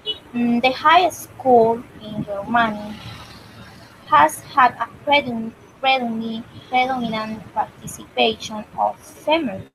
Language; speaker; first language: English; non-native, learner; Spanish